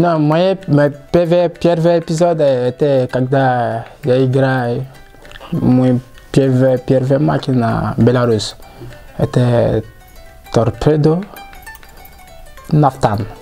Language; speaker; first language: Russian; non-native, learner; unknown